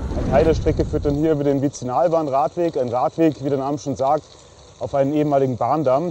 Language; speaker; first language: German; native; German